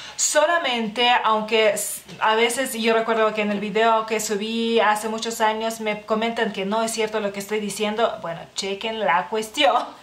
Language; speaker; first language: Spanish; non-native, fluent; Lithuanian